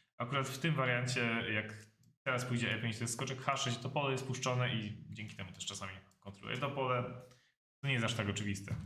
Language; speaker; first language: Polish; native; Polish